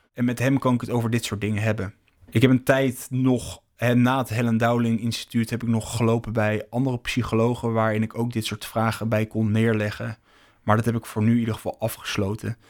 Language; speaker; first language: Dutch; native; Dutch